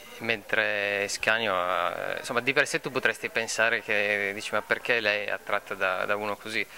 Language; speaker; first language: Italian; native; Italian